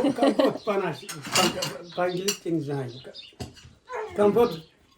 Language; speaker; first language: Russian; non-native, local second language; Azerbaijani